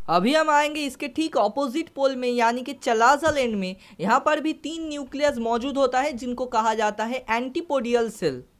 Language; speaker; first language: Hindi; non-native, local second language; Bangla